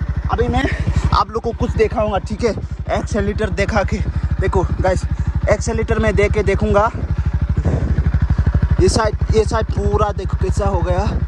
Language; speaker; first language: Hindi; non-native, local second language; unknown